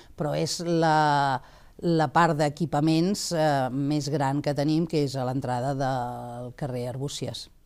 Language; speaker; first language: Catalan; native; Catalan